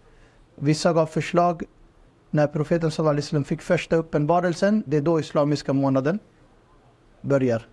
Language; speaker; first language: Swedish; non-native, fluent; Urdu